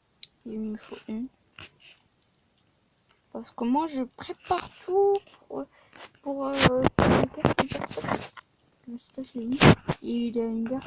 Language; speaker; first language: French; non-native, learner; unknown